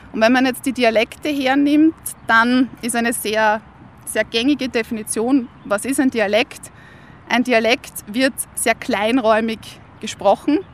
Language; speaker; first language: German; native; German